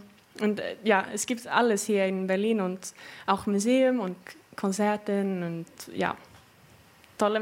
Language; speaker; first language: German; non-native, fluent; Swedish